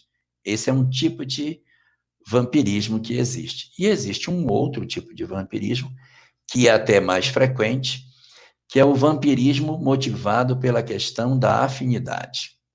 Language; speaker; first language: Portuguese; native; Portuguese